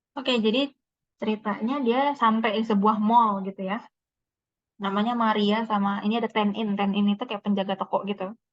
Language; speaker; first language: Indonesian; native; Indonesian